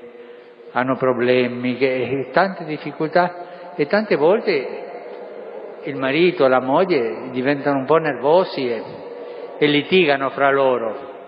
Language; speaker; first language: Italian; non-native, fluent; Spanish